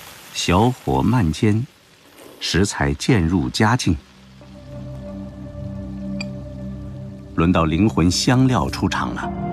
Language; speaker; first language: Chinese; native; Chinese